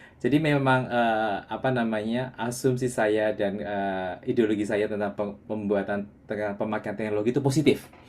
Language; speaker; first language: Indonesian; non-native, local second language; Javanese